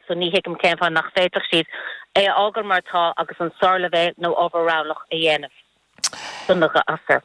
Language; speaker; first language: Irish; non-native, local second language; English